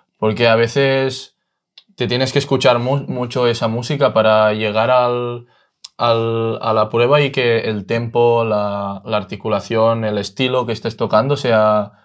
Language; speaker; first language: Spanish; native; Spanish